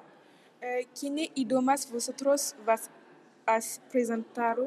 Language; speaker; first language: Spanish; non-native, learner; French